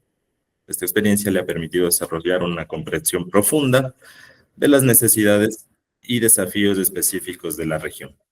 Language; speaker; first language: Spanish; native; Spanish